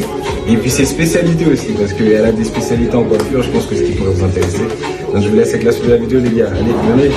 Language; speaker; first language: French; native; French